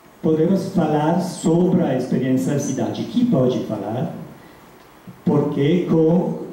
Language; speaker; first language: Portuguese; non-native, fluent; Italian